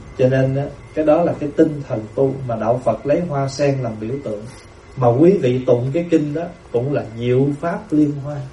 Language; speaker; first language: Vietnamese; native; Vietnamese